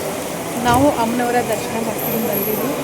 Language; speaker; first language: Kannada; native; Kannada